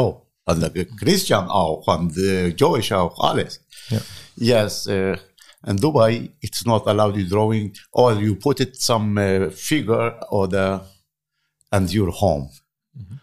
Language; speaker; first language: English; non-native, learner; Arabic